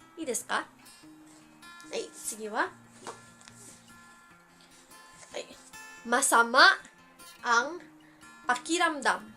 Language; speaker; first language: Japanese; early bilingual, heritage; Filipino